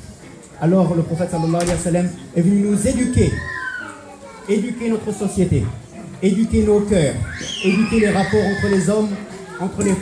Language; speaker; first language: French; native; French